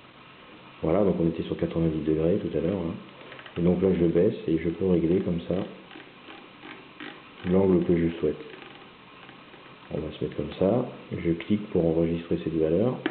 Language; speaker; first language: French; native; French